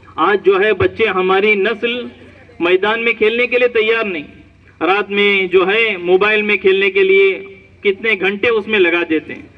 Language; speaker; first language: Urdu; non-native, local second language; Konkani